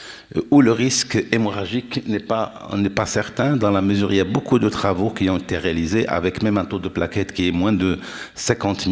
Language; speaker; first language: French; non-native, local second language; Arabic